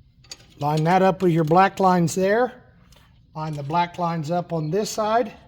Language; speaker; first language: English; native; English